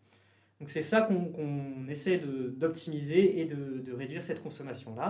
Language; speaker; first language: French; native; French